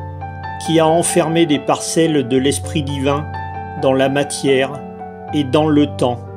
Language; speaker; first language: French; native; French